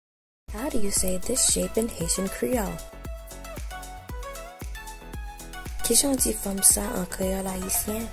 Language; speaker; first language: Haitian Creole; early bilingual, heritage; Haitian Creole